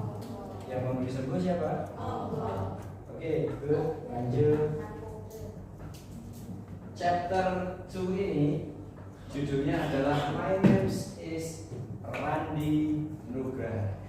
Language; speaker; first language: Indonesian; native; Indonesian